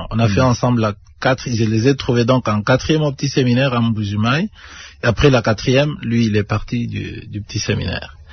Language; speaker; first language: French; non-native, local second language; Luba-Lulua